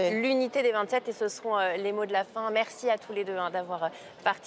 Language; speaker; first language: French; native; French